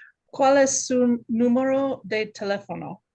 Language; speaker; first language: Spanish; non-native, learner; English